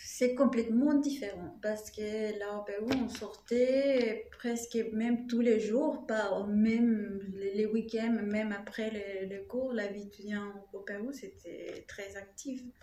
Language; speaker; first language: French; non-native, fluent; Spanish